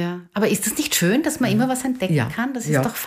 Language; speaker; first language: German; native; German